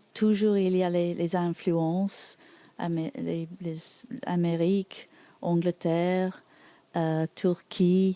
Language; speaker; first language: French; non-native, learner; English